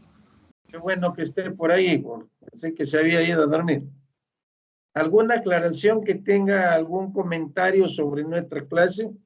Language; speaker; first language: Spanish; native; Spanish